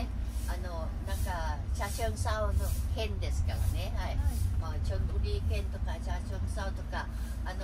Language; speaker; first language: Japanese; non-native, fluent; Thai